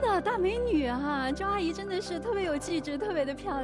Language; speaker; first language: Chinese; native; Chinese